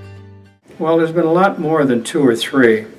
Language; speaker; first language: English; native; English